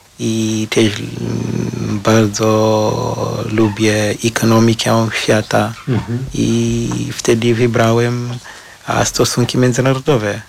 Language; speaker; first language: Polish; non-native, fluent; Shona